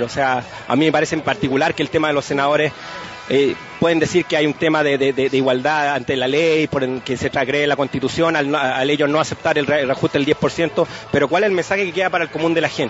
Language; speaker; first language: Spanish; native; Spanish